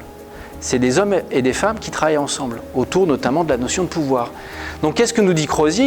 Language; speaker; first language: French; native; French